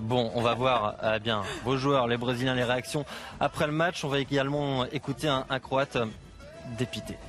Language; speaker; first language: French; native; French